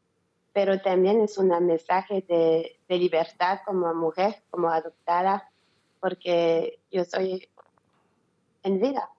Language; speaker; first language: Spanish; non-native, learner; French